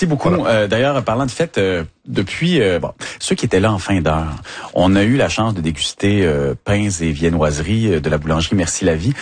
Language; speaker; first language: French; native; French